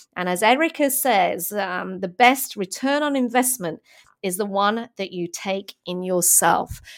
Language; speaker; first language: English; native; English